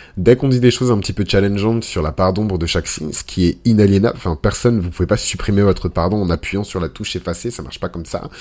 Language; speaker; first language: French; early bilingual, other home language; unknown